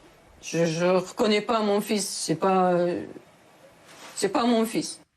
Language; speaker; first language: French; non-native, learner; Chechen